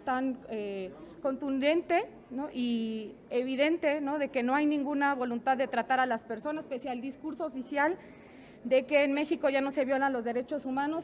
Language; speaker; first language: Spanish; native; Spanish